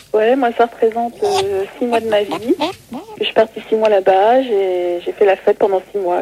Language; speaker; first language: French; native; French